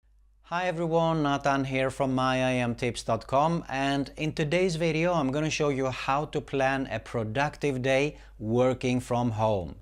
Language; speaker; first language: English; non-native, fluent; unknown